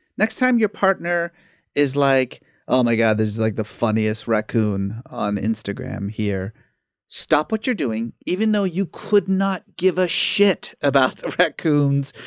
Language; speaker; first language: English; early bilingual, other home language; Persian